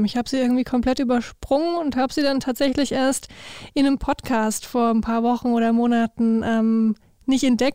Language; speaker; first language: German; native; German